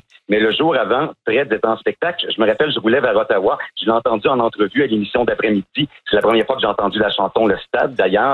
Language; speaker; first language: French; native; French